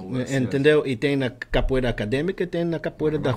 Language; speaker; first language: Portuguese; non-native, learner; Spanish